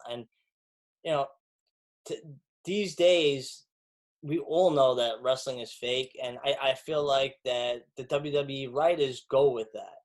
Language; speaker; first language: English; native; English